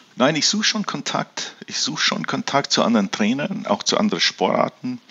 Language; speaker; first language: German; early bilingual, heritage; German